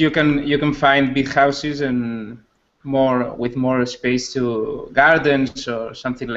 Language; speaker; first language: English; non-native, learner; Spanish